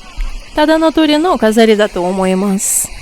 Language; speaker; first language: Japanese; non-native, fluent; Tatar